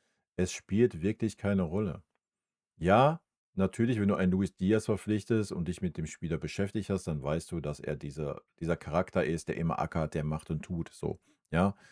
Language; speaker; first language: German; native; German